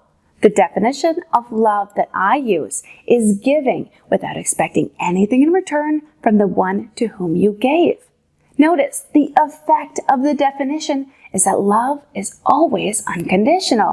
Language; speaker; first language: English; native; English